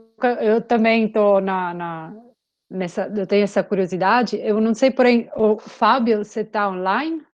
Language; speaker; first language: Portuguese; non-native, fluent; Italian